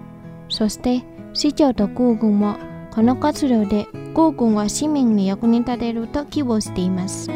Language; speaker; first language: Japanese; non-native, fluent; Indonesian